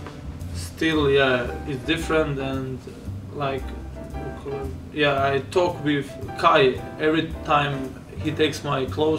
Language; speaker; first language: English; non-native, fluent; German